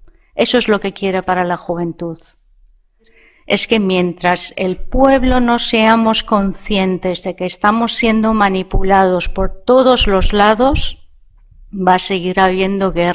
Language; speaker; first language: Spanish; non-native, fluent; Persian